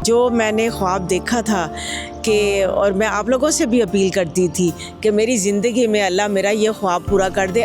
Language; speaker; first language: Urdu; native; Urdu